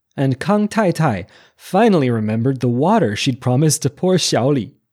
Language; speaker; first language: English; native; English